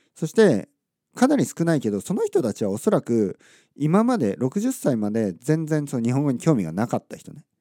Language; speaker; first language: Japanese; native; Japanese